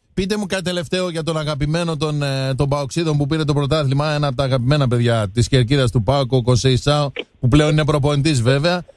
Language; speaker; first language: Greek; native; Greek